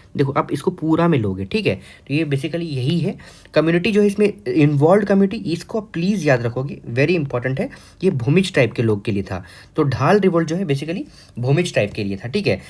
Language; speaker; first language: Hindi; native; Hindi